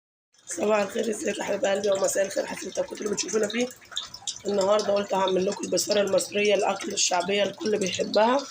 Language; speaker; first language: Arabic; native; Arabic